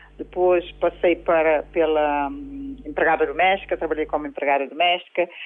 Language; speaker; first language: Portuguese; non-native, local second language; Kabuverdianu